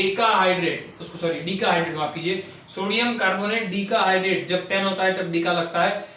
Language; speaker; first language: Hindi; native; Hindi